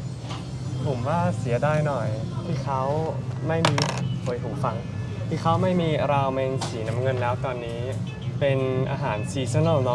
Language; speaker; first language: Thai; non-native, fluent; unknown